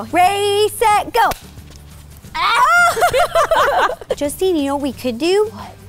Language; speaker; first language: English; native; English